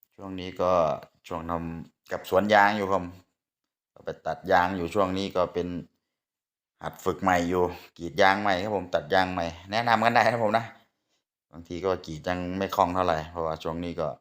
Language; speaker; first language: Thai; native; Thai